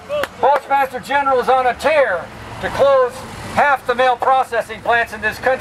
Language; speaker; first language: English; native; English